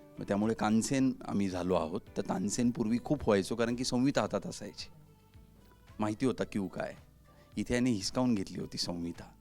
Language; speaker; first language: Marathi; native; Marathi